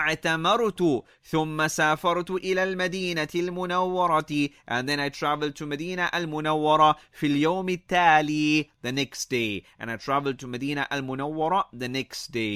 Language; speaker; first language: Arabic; non-native, fluent; English